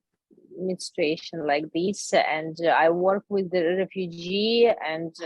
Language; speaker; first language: English; non-native, learner; Ukrainian